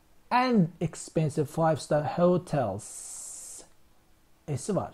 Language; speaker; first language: English; non-native, fluent; Azerbaijani